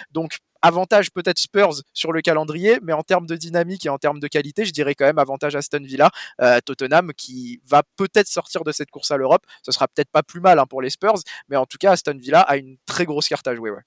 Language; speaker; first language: French; native; French